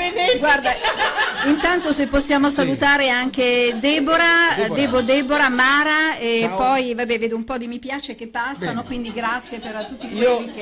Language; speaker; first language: Italian; native; Italian